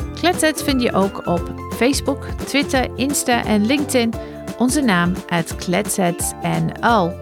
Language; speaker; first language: Dutch; non-native, fluent; English